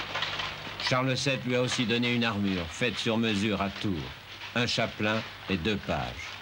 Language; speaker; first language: French; native; French